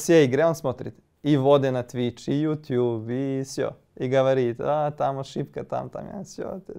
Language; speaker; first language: Russian; non-native, learner; Serbian